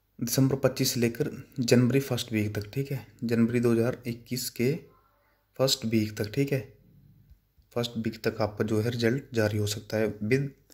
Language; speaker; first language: Hindi; native; Hindi